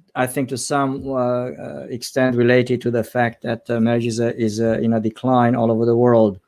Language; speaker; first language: English; non-native, fluent; Romanian